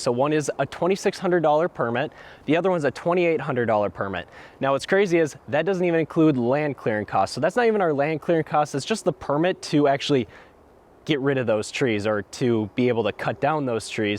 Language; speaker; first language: English; native; English